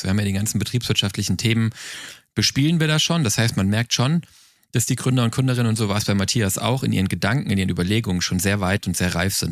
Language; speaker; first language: German; native; German